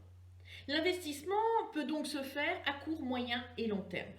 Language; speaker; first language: French; native; French